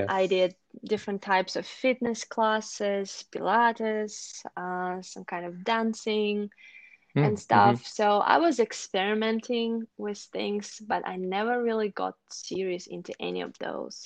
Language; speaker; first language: English; non-native, fluent; Russian